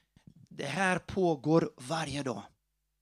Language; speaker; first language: Swedish; non-native, fluent; Portuguese